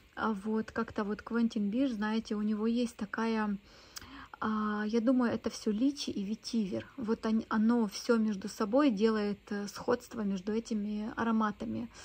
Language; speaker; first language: Russian; native; Russian